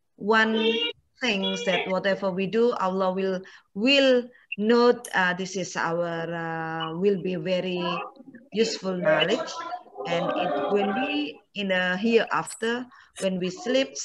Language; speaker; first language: English; non-native, fluent; Indonesian